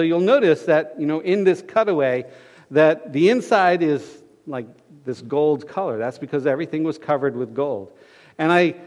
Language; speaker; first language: English; native; English